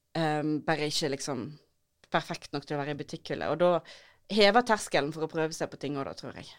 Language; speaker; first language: Norwegian; native; Norwegian